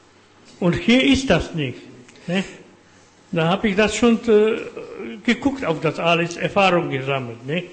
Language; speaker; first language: German; non-native, learner; Polish